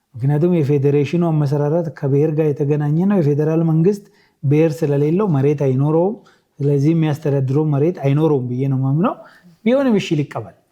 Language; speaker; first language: Amharic; non-native, local second language; Oromo